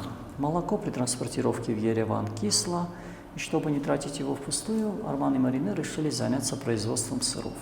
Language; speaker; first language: Russian; native; Russian